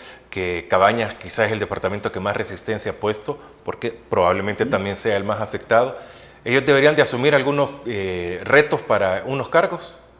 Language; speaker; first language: Spanish; native; Spanish